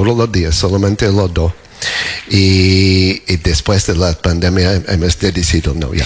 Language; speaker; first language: Spanish; non-native, learner; English